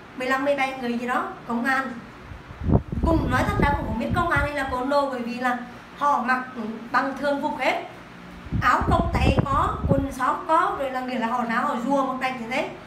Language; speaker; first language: Vietnamese; native; Vietnamese